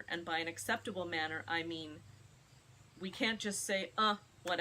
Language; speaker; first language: English; native; English